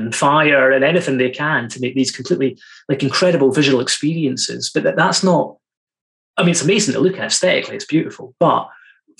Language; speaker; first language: English; native; English